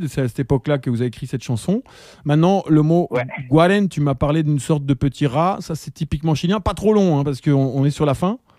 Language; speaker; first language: French; native; French